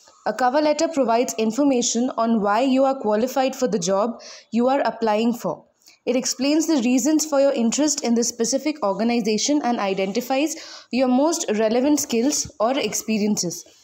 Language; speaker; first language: English; non-native, local second language; Malayalam